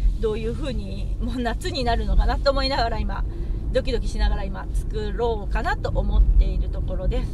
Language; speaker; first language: Japanese; native; Japanese